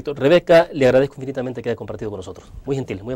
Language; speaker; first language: Spanish; native; Spanish